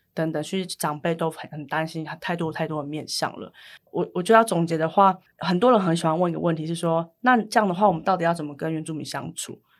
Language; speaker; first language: Chinese; native; Chinese